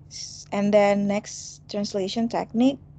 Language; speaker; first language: English; non-native, fluent; Indonesian